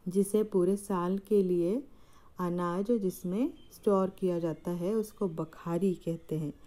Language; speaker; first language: Hindi; non-native, local second language; Marathi